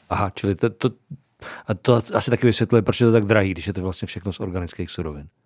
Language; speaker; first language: Czech; native; Czech